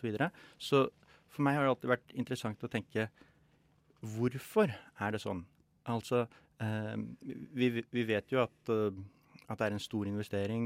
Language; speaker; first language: Norwegian; native; Norwegian